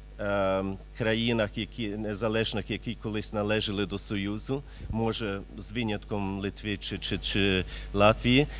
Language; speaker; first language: Ukrainian; early bilingual, heritage; Ukrainian